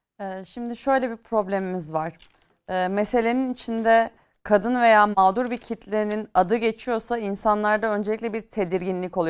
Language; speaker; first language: Turkish; native; Turkish